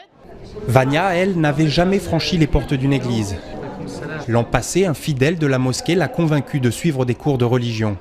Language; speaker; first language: French; native; French